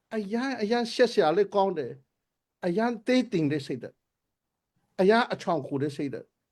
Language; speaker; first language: Burmese; non-native, local second language; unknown